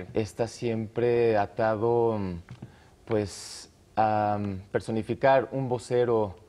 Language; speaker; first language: Spanish; native; Spanish